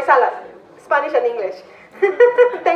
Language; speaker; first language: English; non-native, learner; Spanish